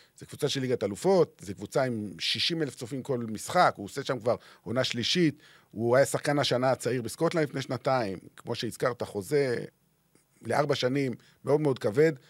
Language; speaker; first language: Hebrew; native; Hebrew